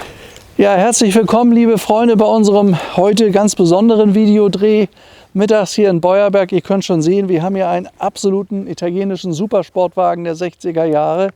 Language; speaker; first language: German; native; German